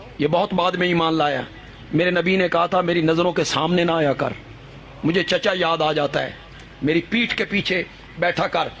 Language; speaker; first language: Urdu; non-native, local second language; Punjabi